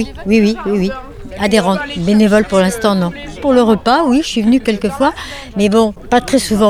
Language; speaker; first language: French; native; French